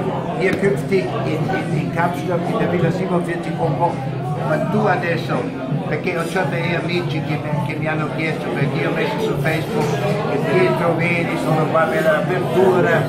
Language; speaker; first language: Italian; non-native, fluent; German